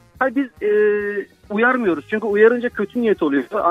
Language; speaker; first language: Turkish; native; Turkish